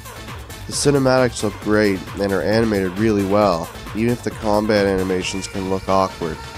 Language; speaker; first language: English; native; English